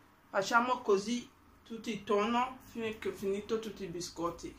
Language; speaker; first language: Italian; non-native, learner; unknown